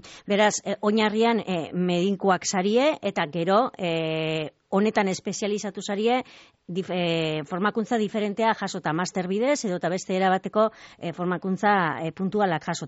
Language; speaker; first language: Basque; native; Basque